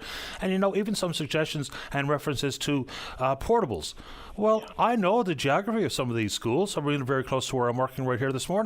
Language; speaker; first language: English; native; English